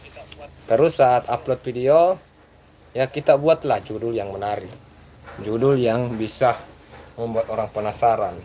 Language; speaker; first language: Indonesian; native; Indonesian